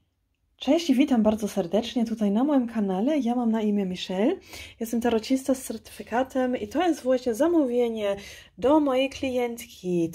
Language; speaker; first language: Polish; early bilingual, heritage; Polish